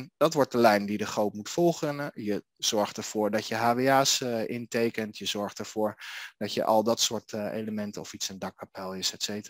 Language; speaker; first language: Dutch; native; Dutch